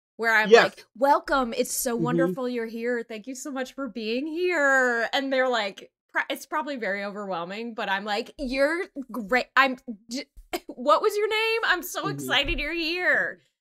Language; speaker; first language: English; native; English